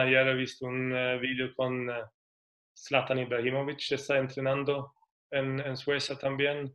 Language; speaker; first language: Spanish; non-native, fluent; Swedish